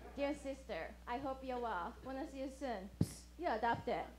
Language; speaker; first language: English; non-native, fluent; Japanese